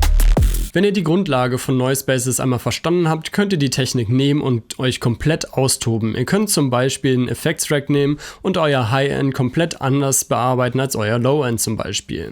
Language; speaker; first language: German; native; German